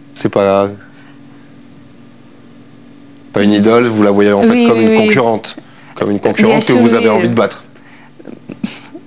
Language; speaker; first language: French; native; French